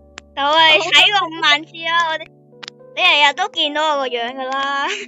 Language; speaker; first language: Chinese; early bilingual, heritage; Cantonese